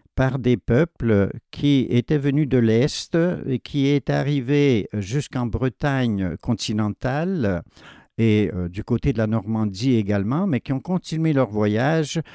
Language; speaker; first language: French; native; French